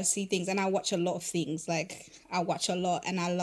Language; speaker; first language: English; non-native, local second language; Shona